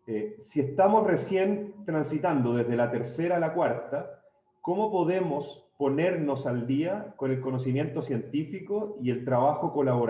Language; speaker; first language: Spanish; native; Spanish